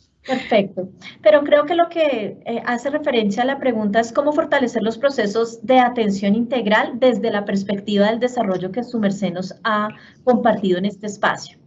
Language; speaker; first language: Spanish; native; Spanish